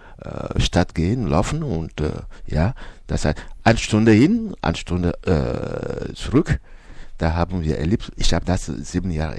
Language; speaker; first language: German; non-native, learner; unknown